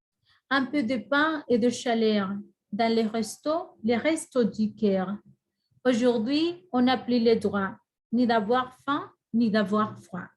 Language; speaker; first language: French; non-native, fluent; Spanish